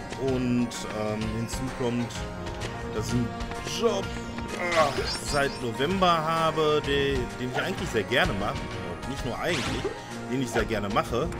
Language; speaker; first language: German; native; German